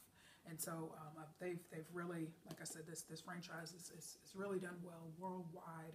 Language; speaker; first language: English; native; English